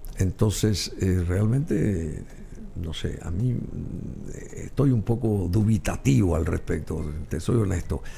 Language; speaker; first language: Spanish; native; Spanish